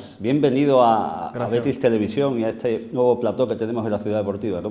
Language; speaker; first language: Spanish; native; Spanish